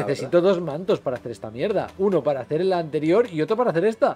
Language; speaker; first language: Spanish; native; Spanish